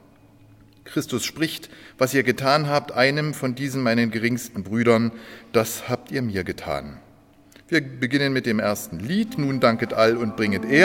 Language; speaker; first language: German; native; German